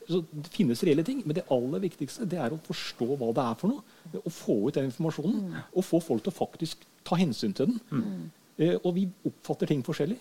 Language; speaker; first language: Norwegian; native; Norwegian